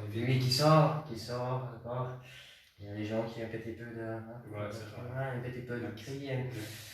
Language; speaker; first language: French; non-native, learner; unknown